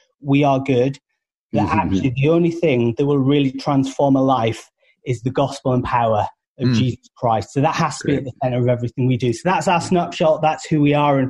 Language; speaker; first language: English; native; English